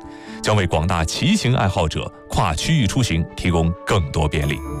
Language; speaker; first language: Chinese; native; Chinese